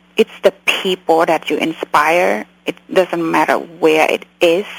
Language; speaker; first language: English; early bilingual, other home language; Khmer